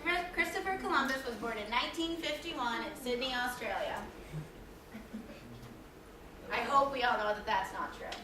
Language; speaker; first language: English; native; English